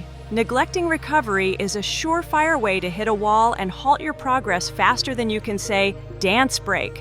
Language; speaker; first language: English; non-native, fluent; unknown